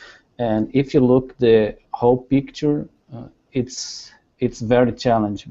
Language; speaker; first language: English; non-native, learner; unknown